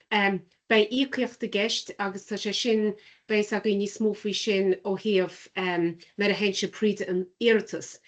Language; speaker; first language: Irish; native; Irish